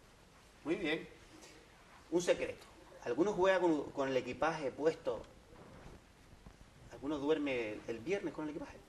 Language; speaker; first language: Spanish; native; Spanish